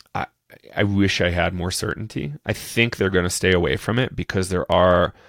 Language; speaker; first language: English; native; English